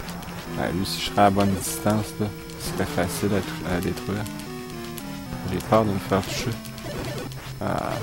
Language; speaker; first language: French; native; French